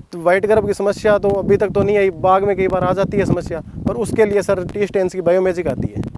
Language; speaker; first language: Hindi; native; Hindi